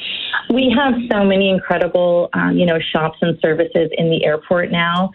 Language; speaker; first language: English; native; English